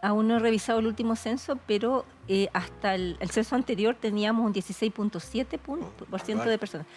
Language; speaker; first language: Spanish; native; Spanish